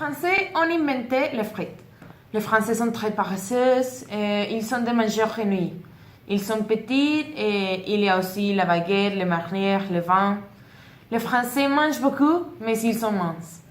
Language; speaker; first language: French; non-native, learner; Spanish